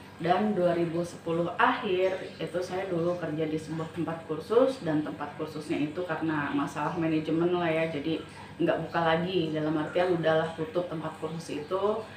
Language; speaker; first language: Indonesian; native; Indonesian